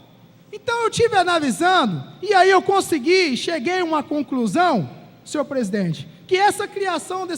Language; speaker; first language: Portuguese; native; Portuguese